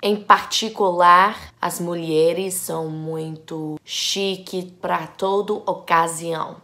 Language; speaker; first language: Portuguese; non-native, learner; English